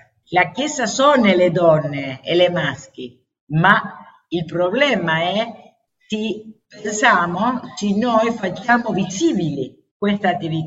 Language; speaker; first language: Italian; non-native, learner; Spanish